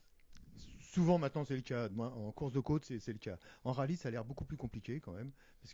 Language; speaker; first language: French; native; French